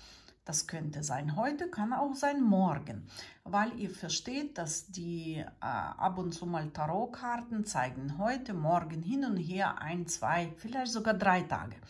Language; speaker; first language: German; non-native, learner; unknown